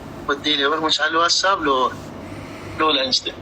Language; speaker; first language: Arabic; native; Arabic